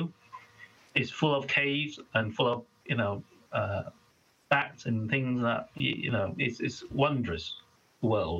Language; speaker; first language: English; non-native, local second language; Chinese